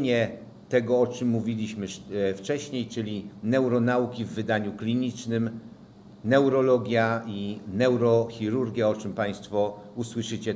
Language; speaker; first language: Polish; native; Polish